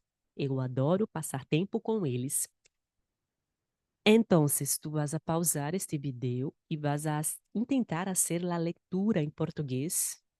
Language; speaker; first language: Portuguese; non-native, fluent; Spanish